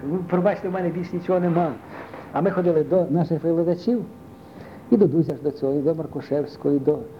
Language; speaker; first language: Ukrainian; native; Ukrainian